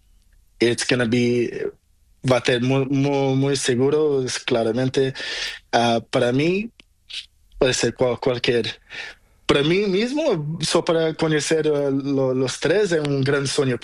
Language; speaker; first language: Spanish; non-native, learner; Portuguese